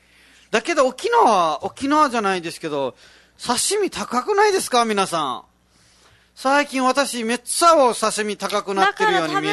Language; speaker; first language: Japanese; non-native, fluent; Nepali